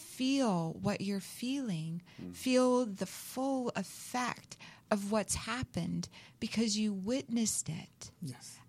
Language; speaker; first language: English; native; English